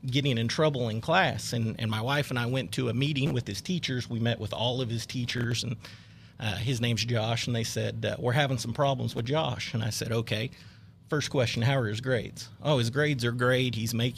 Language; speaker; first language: English; native; English